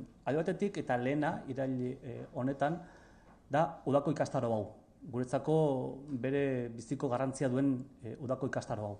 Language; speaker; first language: Basque; native; Basque